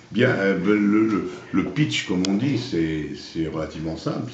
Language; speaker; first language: French; native; French